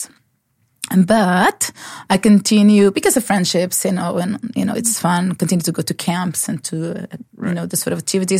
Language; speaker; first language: English; non-native, fluent; Portuguese